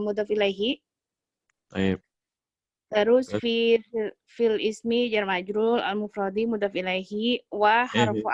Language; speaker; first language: Arabic; non-native, learner; Indonesian